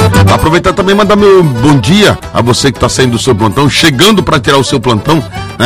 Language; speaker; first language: Portuguese; native; Portuguese